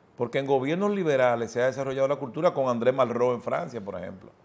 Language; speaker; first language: Spanish; native; Spanish